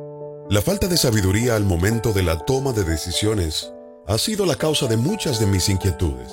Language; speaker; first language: Spanish; native; Spanish